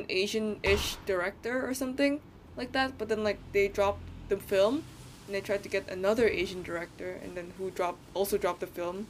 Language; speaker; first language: English; non-native, fluent; Indonesian